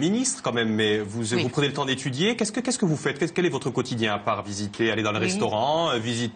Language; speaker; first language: French; native; French